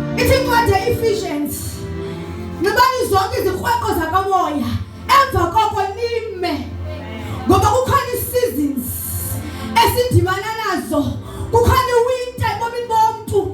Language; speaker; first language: Zulu; non-native, local second language; Xhosa